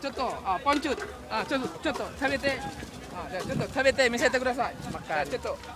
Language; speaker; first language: Japanese; non-native, learner; Indonesian